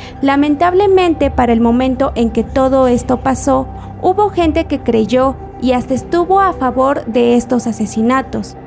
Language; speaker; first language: Spanish; native; Spanish